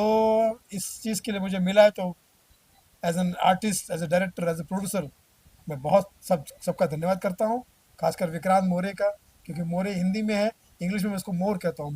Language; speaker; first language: Hindi; native; Hindi